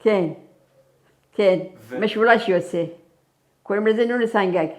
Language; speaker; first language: Hebrew; non-native, fluent; Persian